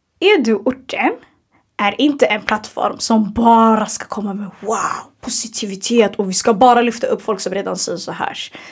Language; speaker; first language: Swedish; early bilingual, other home language; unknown